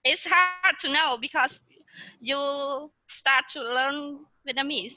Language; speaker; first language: English; non-native, learner; Vietnamese